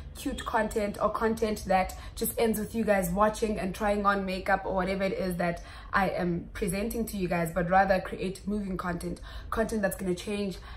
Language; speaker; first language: English; non-native, local second language; Xhosa